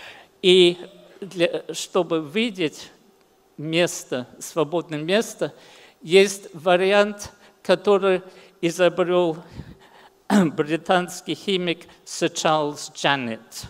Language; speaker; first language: Russian; early bilingual, heritage; English